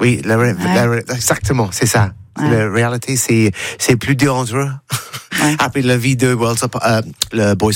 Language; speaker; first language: French; non-native, learner; English